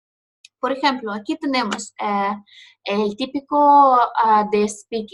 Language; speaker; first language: Spanish; non-native, fluent; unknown